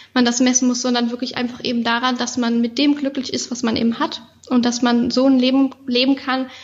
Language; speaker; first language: German; native; German